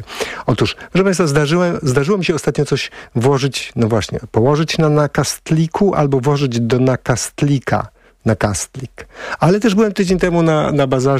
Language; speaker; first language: Polish; native; Polish